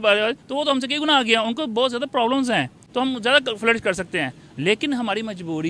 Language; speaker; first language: Hindi; native; Hindi